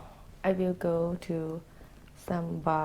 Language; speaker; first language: English; non-native, learner; Thai